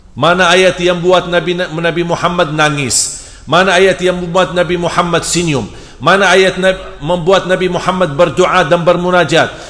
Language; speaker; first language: Indonesian; non-native, fluent; Arabic